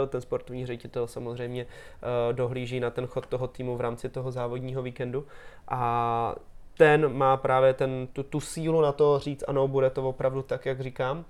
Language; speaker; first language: Czech; native; Czech